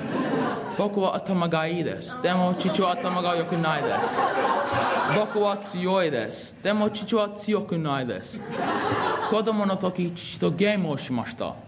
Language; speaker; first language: Japanese; non-native, learner; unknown